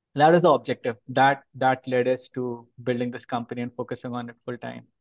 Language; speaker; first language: English; non-native, local second language; Hindi